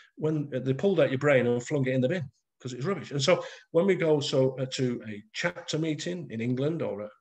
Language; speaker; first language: English; native; English